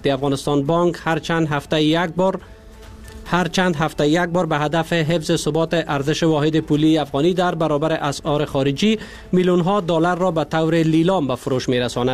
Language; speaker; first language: Persian; native; Persian